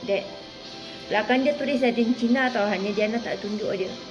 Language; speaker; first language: Malay; native; Malay